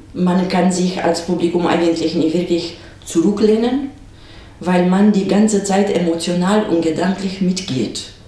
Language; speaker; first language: German; non-native, fluent; Romanian